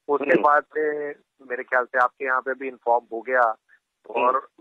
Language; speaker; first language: Hindi; native; Hindi